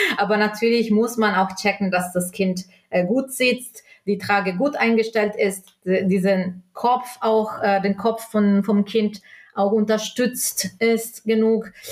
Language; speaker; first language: German; non-native, local second language; Italian